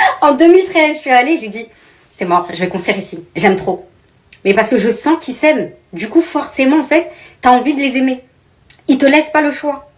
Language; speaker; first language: French; native; French